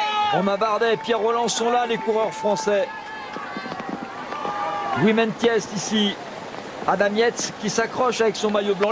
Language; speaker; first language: French; native; French